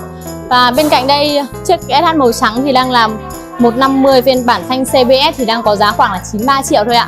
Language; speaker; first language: Vietnamese; native; Vietnamese